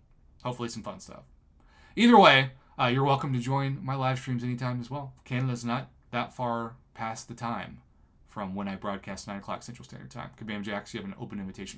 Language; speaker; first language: English; native; English